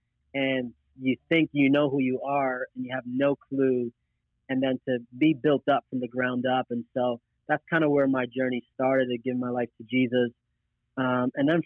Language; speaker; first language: English; native; English